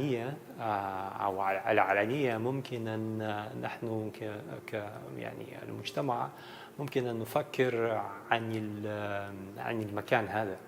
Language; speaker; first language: Arabic; non-native, learner; Dutch